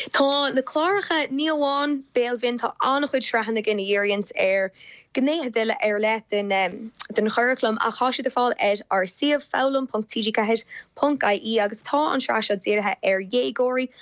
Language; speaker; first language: Irish; non-native, local second language; English